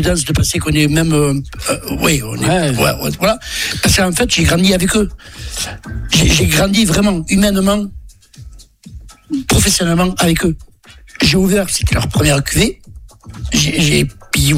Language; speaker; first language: French; native; French